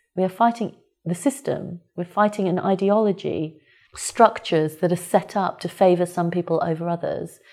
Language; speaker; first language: English; native; English